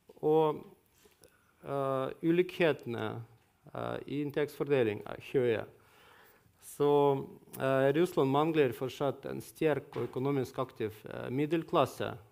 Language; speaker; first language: Norwegian; non-native, fluent; Russian